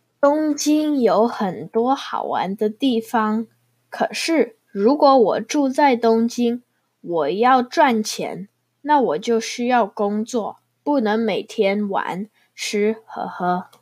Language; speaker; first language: Chinese; non-native, learner; English